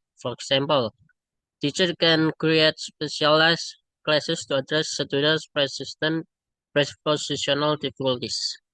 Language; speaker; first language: English; non-native, learner; Indonesian